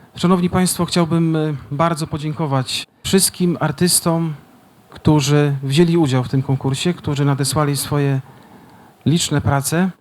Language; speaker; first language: Polish; native; Polish